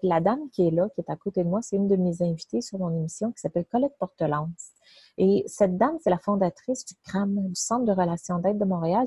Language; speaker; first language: French; native; French